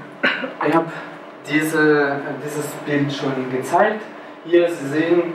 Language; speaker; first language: German; non-native, fluent; French